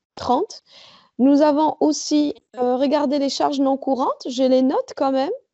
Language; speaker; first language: French; non-native, local second language; Arabic